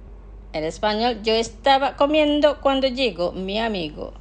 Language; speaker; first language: Spanish; non-native, fluent; Indonesian